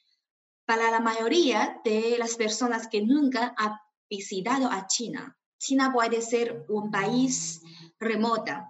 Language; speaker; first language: Spanish; non-native, fluent; Chinese